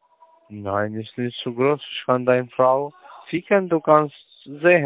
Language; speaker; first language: German; non-native, learner; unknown